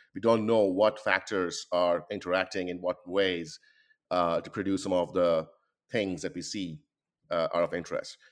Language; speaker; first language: English; non-native, local second language; Bangla